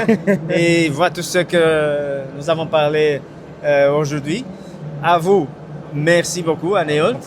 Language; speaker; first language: French; non-native, fluent; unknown